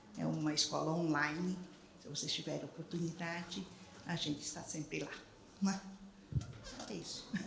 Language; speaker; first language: Portuguese; non-native, local second language; Japanese